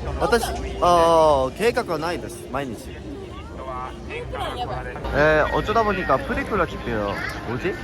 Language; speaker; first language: Japanese; non-native, learner; Korean